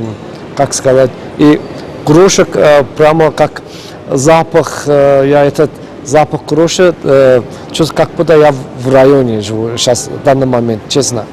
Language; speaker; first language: Russian; non-native, fluent; Azerbaijani